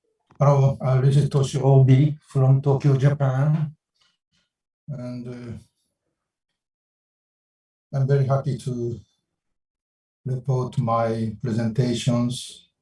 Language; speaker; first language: English; non-native, fluent; Japanese